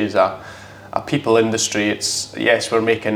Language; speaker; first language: English; native; English